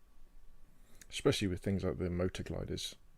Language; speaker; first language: English; native; English